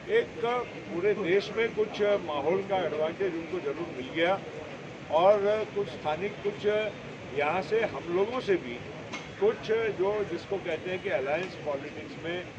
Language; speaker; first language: Hindi; non-native, local second language; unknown